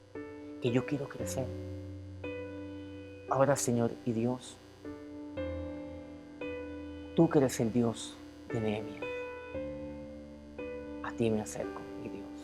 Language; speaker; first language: Spanish; native; Spanish